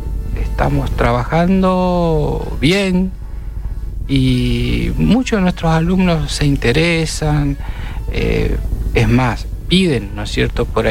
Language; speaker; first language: Spanish; native; Spanish